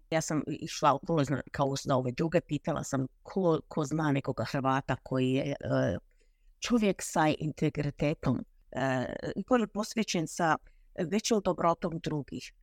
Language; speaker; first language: Croatian; early bilingual, heritage; Croatian